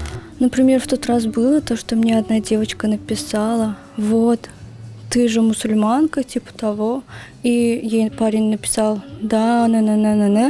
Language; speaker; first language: Russian; non-native, local second language; Turkmen